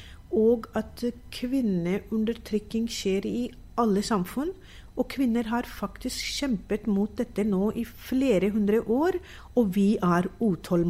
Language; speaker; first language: Norwegian; non-native, fluent; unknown